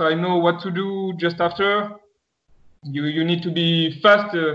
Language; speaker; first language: English; non-native, fluent; French